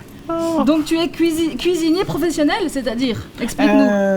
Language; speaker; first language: French; native; French